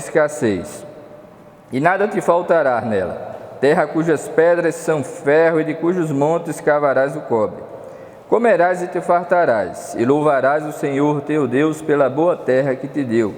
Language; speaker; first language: Portuguese; native; Portuguese